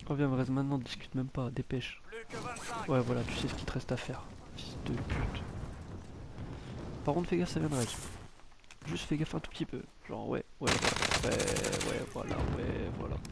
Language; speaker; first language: French; native; French